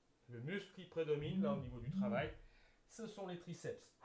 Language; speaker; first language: French; native; French